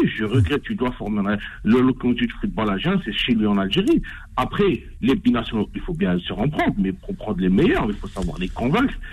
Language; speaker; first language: French; non-native, local second language; Arabic